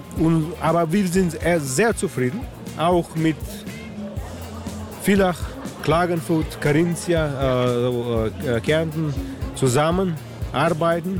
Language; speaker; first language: German; non-native, learner; Slovenian